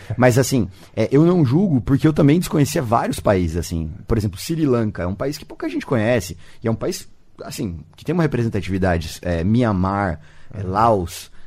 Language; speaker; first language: Portuguese; native; Portuguese